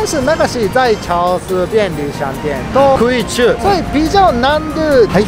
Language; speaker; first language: Chinese; non-native, fluent; Japanese